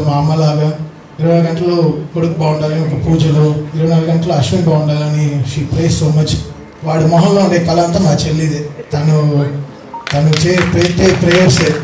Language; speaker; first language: Telugu; native; Telugu